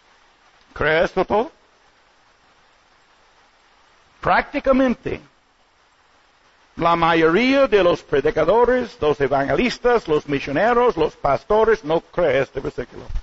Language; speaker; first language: Spanish; non-native, learner; English